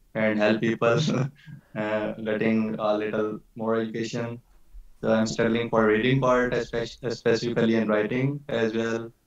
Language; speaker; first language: English; non-native, local second language; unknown